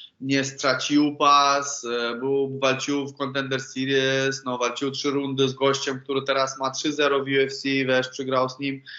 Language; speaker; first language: Polish; non-native, learner; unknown